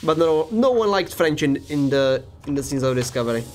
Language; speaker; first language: English; non-native, fluent; Czech